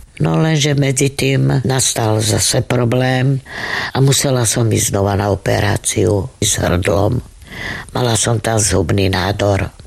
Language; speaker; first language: Slovak; non-native, local second language; Romany